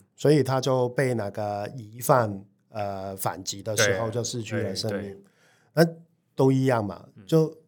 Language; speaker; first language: Chinese; non-native, local second language; Cantonese